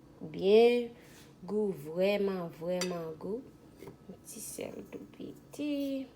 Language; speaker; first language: French; non-native, learner; Haitian Creole